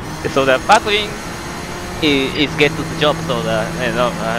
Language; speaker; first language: English; non-native, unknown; Japanese